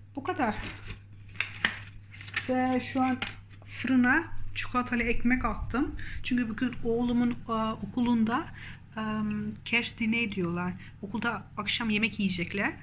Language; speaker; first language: Turkish; early bilingual, heritage; Turkish